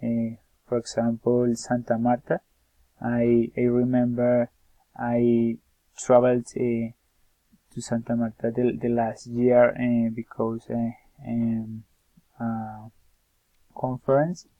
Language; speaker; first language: English; non-native, learner; Spanish